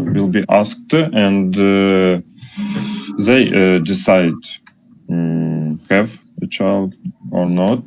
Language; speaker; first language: English; non-native, learner; Russian